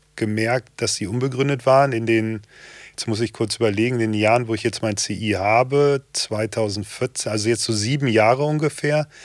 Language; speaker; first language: German; native; German